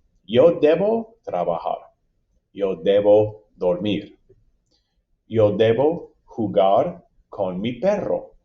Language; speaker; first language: Spanish; non-native, fluent; English